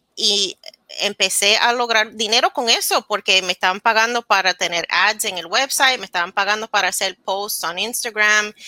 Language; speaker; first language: Spanish; early bilingual, heritage; Spanish